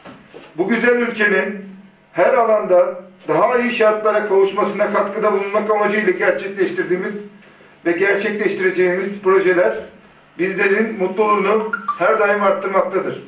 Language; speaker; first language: Turkish; native; Turkish